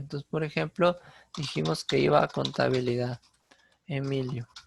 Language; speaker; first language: Spanish; native; Spanish